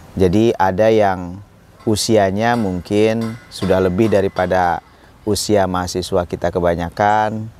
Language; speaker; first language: Indonesian; native; Indonesian